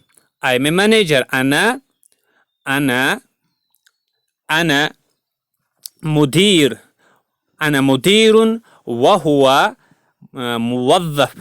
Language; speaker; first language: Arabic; non-native, fluent; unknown